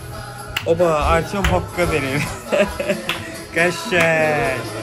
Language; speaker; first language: Russian; non-native, local second language; Azerbaijani